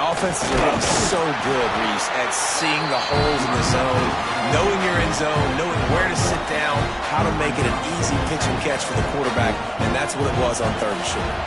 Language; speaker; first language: English; native; English